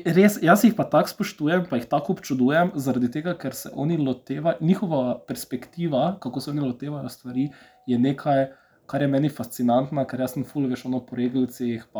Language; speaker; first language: Slovenian; early bilingual, other home language; Serbian